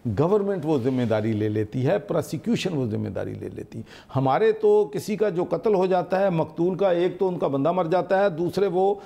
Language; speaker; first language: Urdu; non-native, local second language; Punjabi